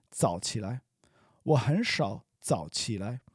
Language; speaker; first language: Chinese; non-native, learner; English